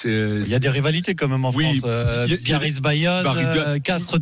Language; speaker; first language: French; native; French